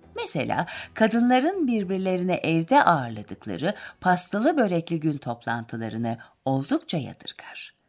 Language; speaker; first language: Turkish; native; Turkish